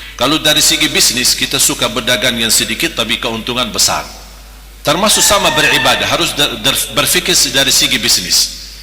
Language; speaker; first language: Malay; non-native, fluent; Arabic